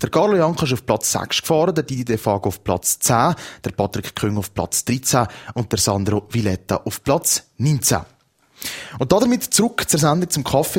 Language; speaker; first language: German; native; German